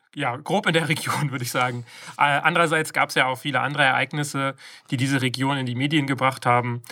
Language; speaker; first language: German; native; German